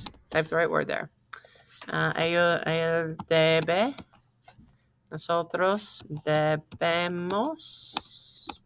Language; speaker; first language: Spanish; non-native, fluent; English